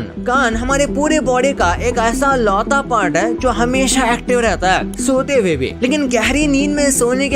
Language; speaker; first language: Hindi; native; Hindi